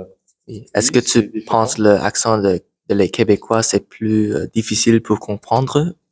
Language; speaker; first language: French; non-native, learner; English